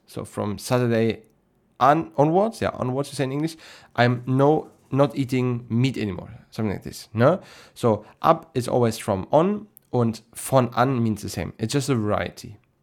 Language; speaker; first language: English; non-native, fluent; German